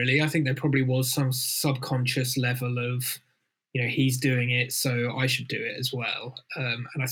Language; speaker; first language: English; native; English